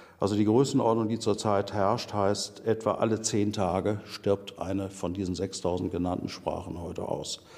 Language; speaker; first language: German; native; German